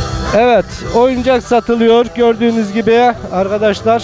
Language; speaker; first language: Turkish; native; Turkish